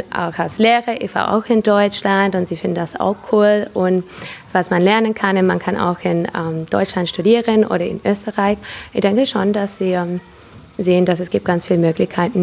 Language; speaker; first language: German; non-native, fluent; English